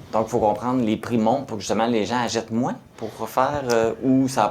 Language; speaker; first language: French; native; French